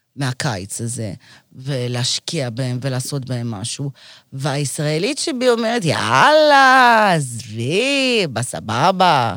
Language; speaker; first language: Hebrew; early bilingual, other home language; Russian